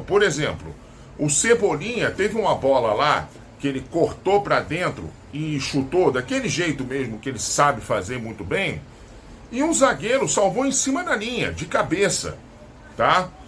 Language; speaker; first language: Portuguese; native; Portuguese